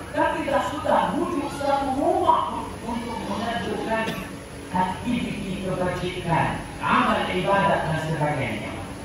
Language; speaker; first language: Malay; non-native, fluent; Arabic